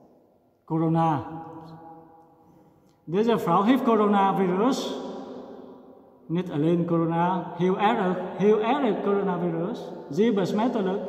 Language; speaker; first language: Dutch; non-native, fluent; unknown